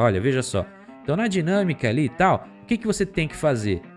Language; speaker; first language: Portuguese; native; Portuguese